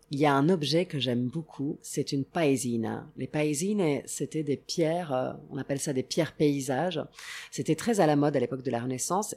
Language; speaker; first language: French; non-native, fluent; Italian